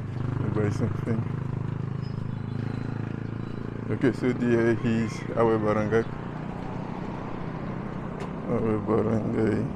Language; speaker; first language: English; non-native, learner; French